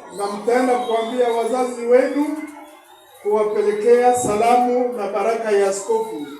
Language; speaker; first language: Swahili; non-native, local second language; Nande